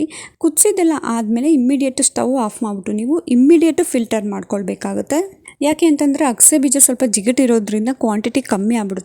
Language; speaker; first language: Kannada; native; Kannada